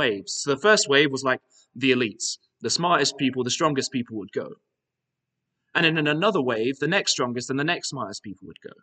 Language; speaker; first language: English; native; English